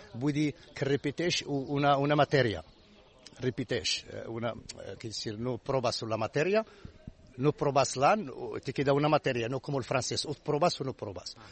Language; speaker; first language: Catalan; non-native, learner; Arabic